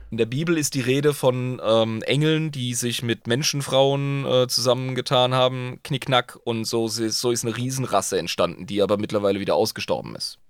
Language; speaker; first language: German; native; German